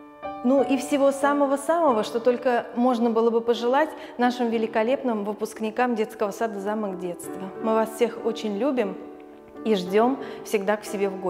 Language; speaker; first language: Russian; native; Russian